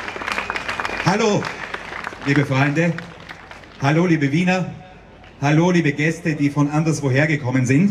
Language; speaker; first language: German; native; German